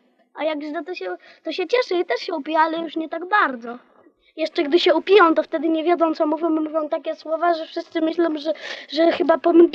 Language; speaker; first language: Polish; native; Polish